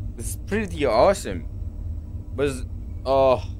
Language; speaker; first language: English; non-native, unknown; Korean